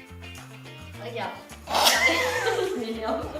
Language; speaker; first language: French; native; French